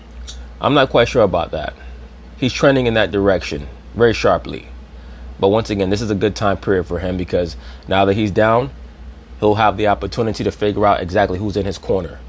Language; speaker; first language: English; native; English